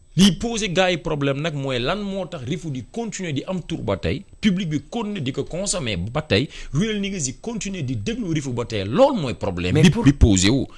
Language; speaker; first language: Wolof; non-native, local second language; Bambara